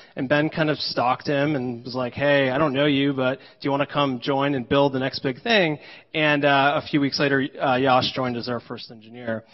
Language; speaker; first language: English; native; English